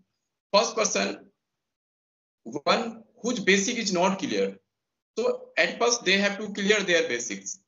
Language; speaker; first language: English; non-native, local second language; Hindi